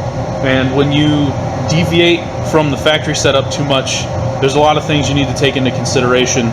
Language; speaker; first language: English; native; English